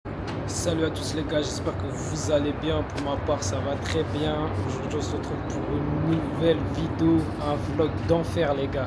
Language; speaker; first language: French; native; French